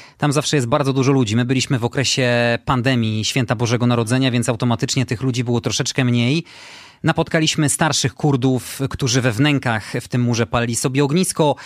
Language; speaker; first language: Polish; native; Polish